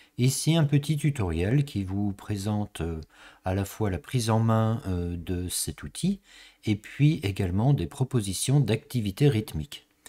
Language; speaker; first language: French; native; French